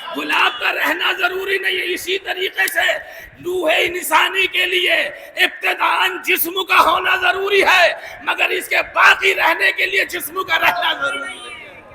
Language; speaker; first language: Urdu; native; Urdu